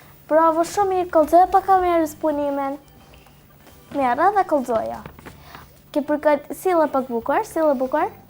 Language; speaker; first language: Albanian; native; Albanian